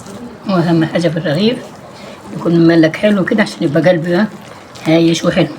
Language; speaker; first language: Arabic; native; Arabic